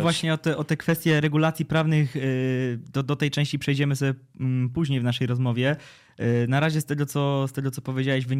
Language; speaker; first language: Polish; native; Polish